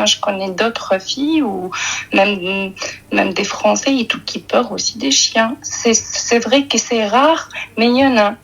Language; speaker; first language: French; early bilingual, other home language; Arabic